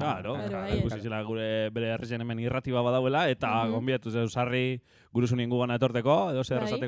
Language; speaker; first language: Basque; native; Basque